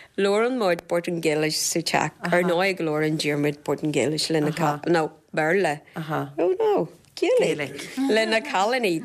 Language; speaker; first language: Irish; non-native, fluent; Portuguese